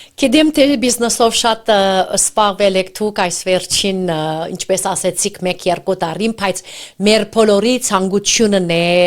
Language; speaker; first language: Armenian; early bilingual, heritage; Armenian